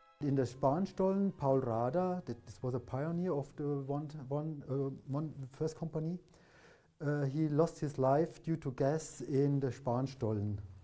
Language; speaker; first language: English; non-native, fluent; German